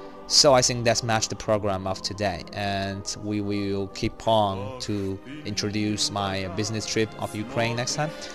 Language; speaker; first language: English; non-native, fluent; Chinese